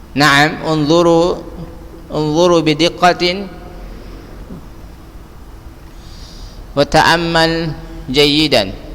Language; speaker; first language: Arabic; non-native, fluent; Indonesian